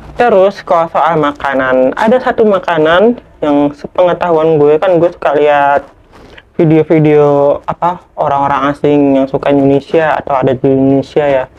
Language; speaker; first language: Indonesian; native; Indonesian